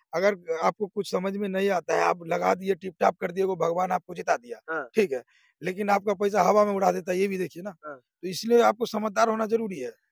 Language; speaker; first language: Hindi; native; Hindi